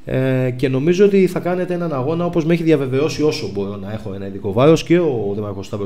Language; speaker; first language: Greek; native; Greek